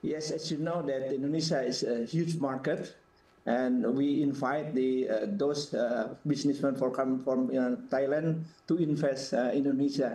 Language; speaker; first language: English; non-native, fluent; Indonesian